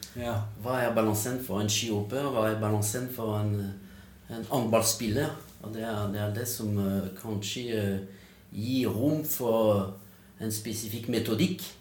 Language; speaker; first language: Norwegian; non-native, fluent; French